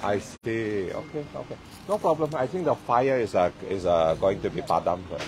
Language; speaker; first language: English; non-native, local second language; Chinese